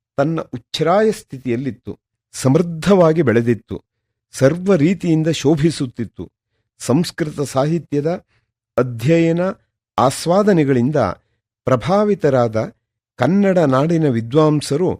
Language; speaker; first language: Kannada; native; Kannada